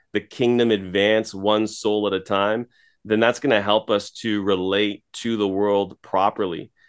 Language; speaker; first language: English; native; English